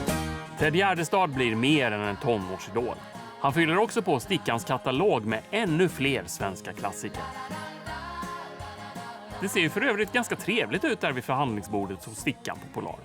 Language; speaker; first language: Swedish; native; Swedish